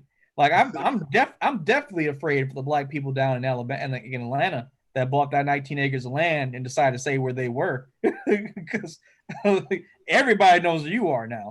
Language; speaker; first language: English; native; English